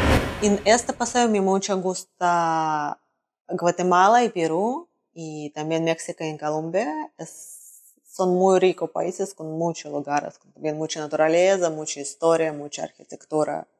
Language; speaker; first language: Spanish; non-native, learner; Russian